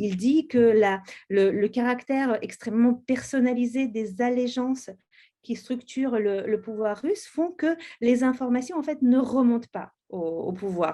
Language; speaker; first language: French; native; French